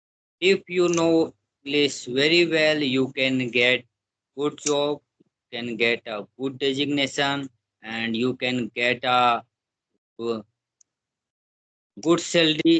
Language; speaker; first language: English; non-native, learner; Hindi